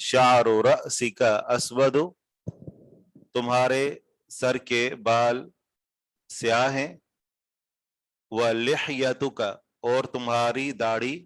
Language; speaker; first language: Urdu; native; Urdu